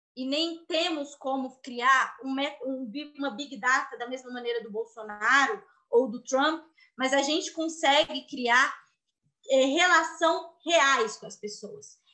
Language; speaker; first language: Portuguese; native; Portuguese